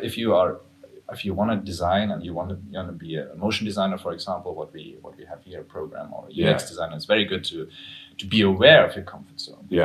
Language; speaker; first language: English; non-native, fluent; German